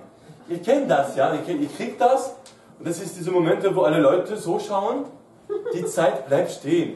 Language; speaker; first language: German; non-native, fluent; French